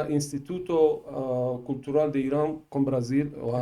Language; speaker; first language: Portuguese; non-native, learner; Persian